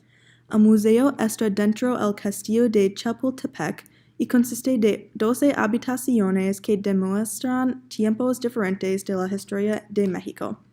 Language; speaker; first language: Spanish; non-native, learner; English